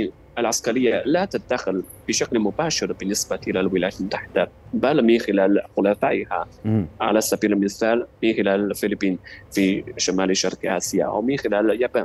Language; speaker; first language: Arabic; non-native, fluent; Chinese